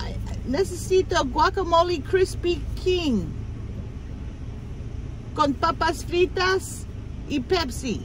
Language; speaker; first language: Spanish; non-native, learner; English